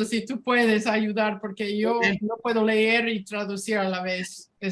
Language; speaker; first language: Spanish; non-native, learner; English